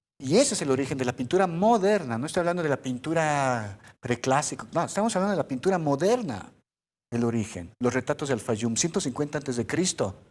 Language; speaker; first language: Spanish; early bilingual, heritage; Spanish